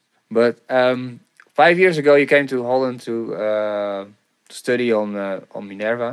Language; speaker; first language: English; non-native, fluent; Dutch